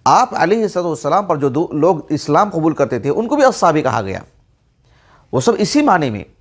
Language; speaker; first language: Urdu; native; Urdu